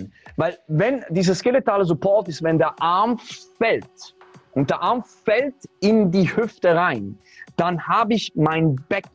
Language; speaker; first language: German; native; German